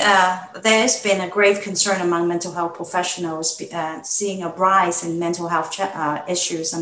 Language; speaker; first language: English; non-native, local second language; Cantonese